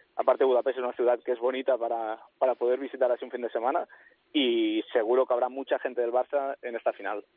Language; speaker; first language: Spanish; non-native, local second language; Catalan